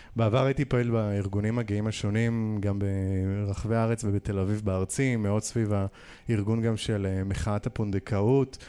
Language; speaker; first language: Hebrew; native; Hebrew